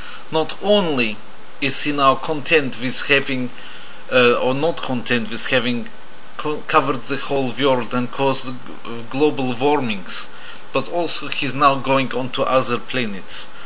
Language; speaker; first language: English; native; English